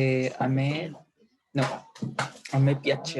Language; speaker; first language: Italian; non-native, learner; Spanish